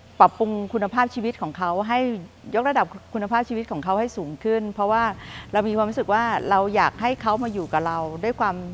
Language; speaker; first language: Thai; native; Thai